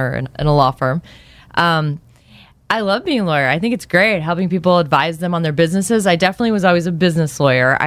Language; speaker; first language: English; native; English